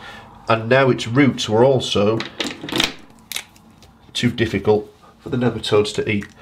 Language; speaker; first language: English; native; English